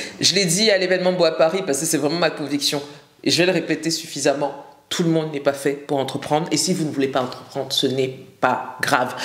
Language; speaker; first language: French; native; French